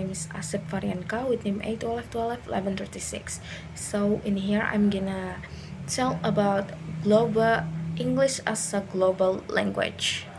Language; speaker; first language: English; non-native, learner; Indonesian